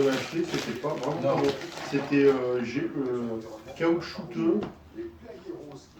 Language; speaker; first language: French; native; French